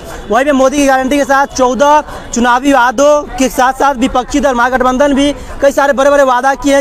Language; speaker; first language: Hindi; native; Hindi